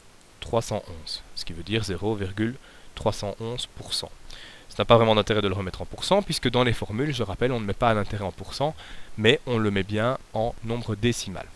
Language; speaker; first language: French; native; French